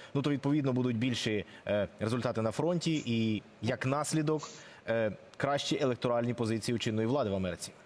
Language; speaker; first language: Ukrainian; native; Ukrainian